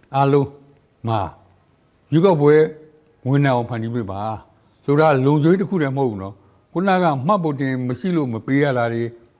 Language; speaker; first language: Burmese; non-native, local second language; Karen languages